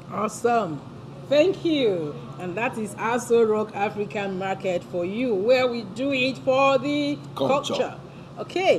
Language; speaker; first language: English; non-native, local second language; Yoruba